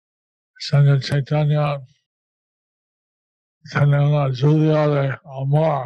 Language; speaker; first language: Spanish; non-native, learner; English